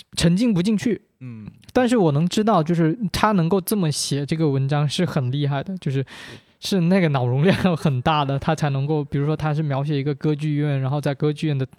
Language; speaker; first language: Chinese; non-native, local second language; Min Nan Chinese